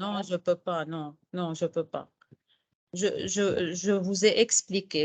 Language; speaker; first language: French; non-native, fluent; Arabic